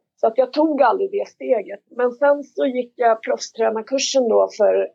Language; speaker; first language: Swedish; native; Swedish